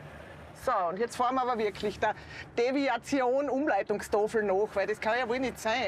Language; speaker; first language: German; native; German